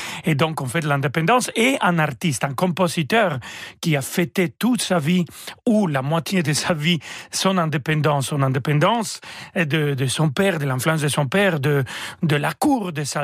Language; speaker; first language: French; non-native, fluent; Spanish